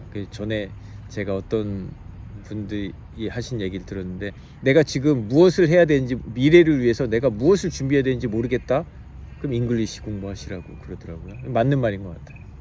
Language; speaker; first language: Korean; native; Korean